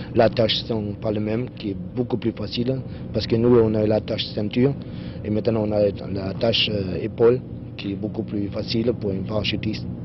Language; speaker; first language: French; non-native, fluent; German